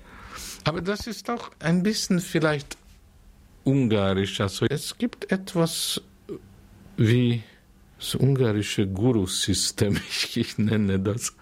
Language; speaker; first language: German; non-native, fluent; Hungarian